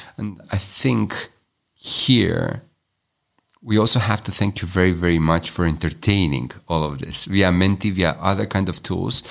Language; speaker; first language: English; non-native, fluent; Romanian